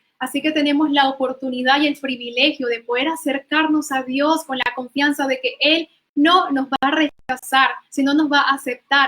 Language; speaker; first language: Spanish; native; Spanish